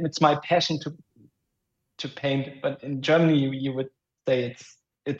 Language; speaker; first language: English; non-native, fluent; German